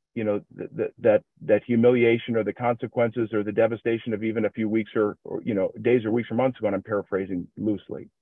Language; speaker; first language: English; native; English